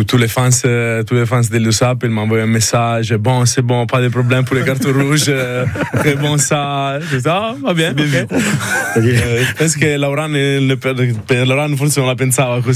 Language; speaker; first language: French; non-native, learner; Italian